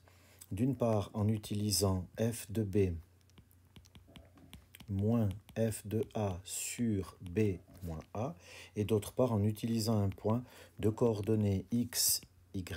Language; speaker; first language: French; native; French